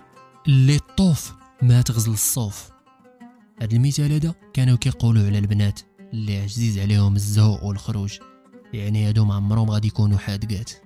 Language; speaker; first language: Arabic; native; Arabic